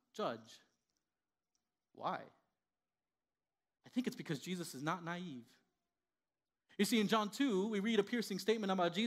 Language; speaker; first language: English; early bilingual, other home language; Spanish